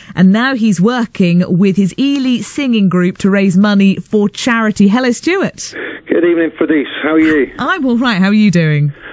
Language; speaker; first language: English; native; English